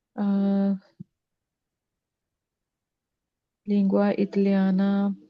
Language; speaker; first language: Italian; non-native, learner; Punjabi